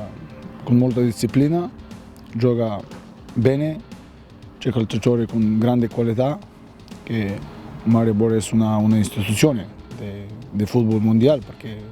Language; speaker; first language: Italian; non-native, learner; Bulgarian